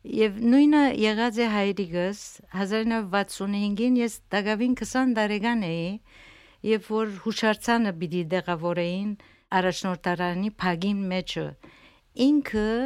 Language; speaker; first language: Armenian; early bilingual, heritage; Armenian